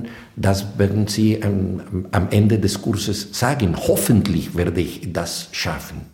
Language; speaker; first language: German; non-native, fluent; Spanish